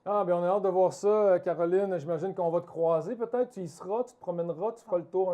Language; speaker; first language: French; native; French